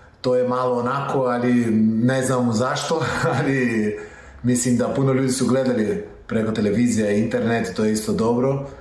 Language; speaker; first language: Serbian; non-native, learner; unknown